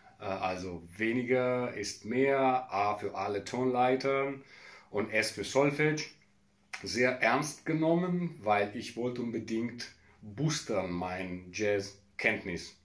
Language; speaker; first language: German; non-native, fluent; Italian